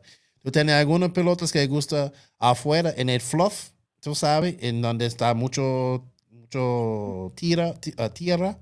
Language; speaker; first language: Spanish; non-native, local second language; English